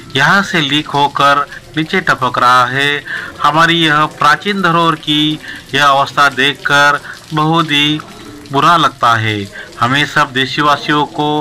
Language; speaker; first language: Hindi; non-native, local second language; Marathi